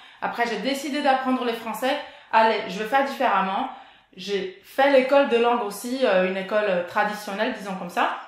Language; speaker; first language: French; non-native, fluent; Portuguese